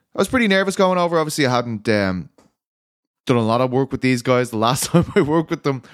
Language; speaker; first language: English; native; English